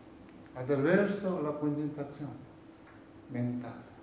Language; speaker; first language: Italian; non-native, learner; Tibetan